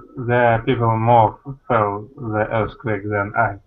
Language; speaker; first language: English; non-native, learner; Russian